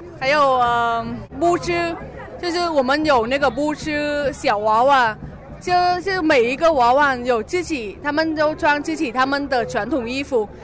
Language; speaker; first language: Chinese; non-native, fluent; Vietnamese